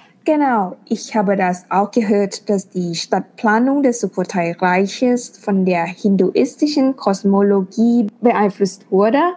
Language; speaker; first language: German; non-native, fluent; Thai